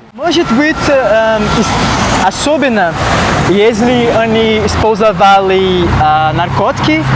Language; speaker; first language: Russian; non-native, learner; Portuguese